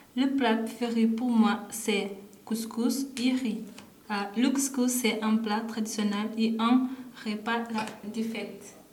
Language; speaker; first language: French; non-native, learner; Kabuverdianu